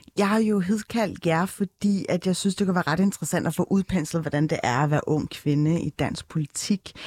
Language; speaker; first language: Danish; early bilingual, other home language; Turkish